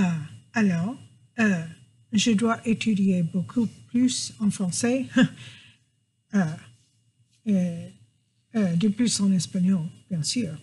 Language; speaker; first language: French; non-native, fluent; English